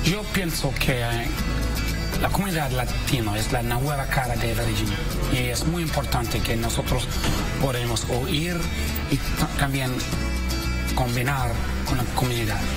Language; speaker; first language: Spanish; non-native, learner; English